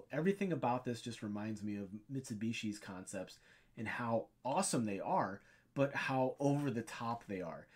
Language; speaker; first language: English; native; English